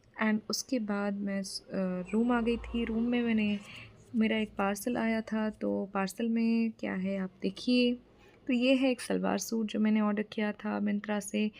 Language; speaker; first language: Hindi; non-native, local second language; Bangla